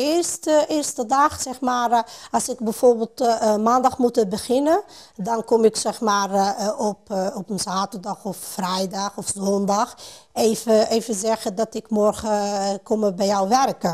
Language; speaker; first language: Dutch; non-native, fluent; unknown